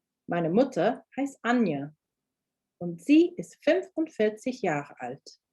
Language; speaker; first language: German; non-native, fluent; English